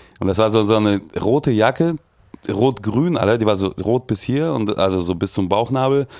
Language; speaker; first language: German; early bilingual, other home language; Russian